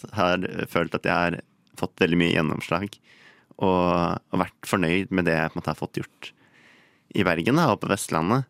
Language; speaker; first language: Norwegian; native; Norwegian